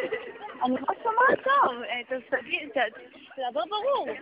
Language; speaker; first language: Hebrew; native; Hebrew